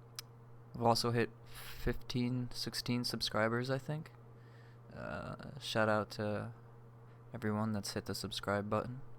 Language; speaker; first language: English; native; English